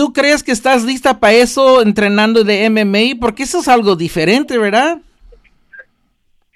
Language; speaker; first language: Spanish; early bilingual, heritage; Spanish